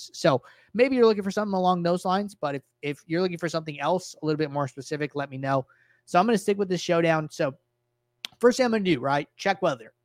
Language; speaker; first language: English; native; English